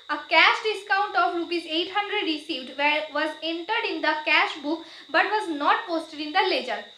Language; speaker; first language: English; non-native, local second language; Bangla